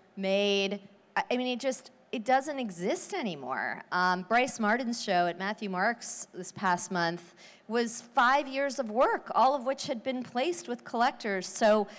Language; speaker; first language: English; native; English